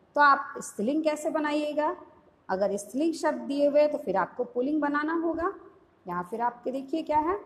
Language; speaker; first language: Hindi; native; Hindi